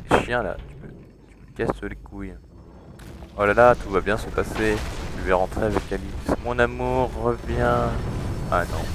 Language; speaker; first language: French; native; French